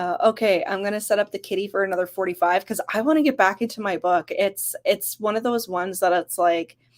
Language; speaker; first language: English; native; English